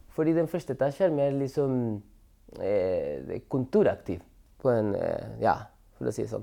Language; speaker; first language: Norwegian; non-native, fluent; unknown